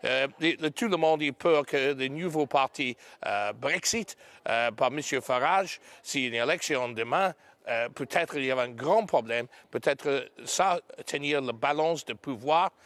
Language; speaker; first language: French; non-native, learner; English